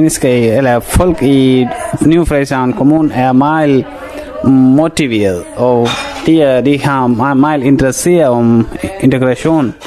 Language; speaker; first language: Danish; non-native, fluent; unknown